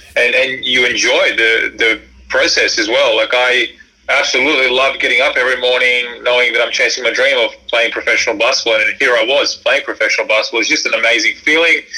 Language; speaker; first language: English; early bilingual, other home language; Croatian